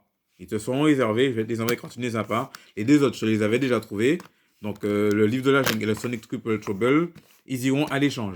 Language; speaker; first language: French; native; French